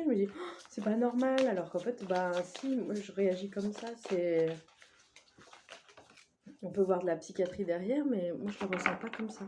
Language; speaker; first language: French; native; French